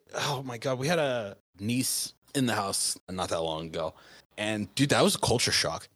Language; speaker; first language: English; native; English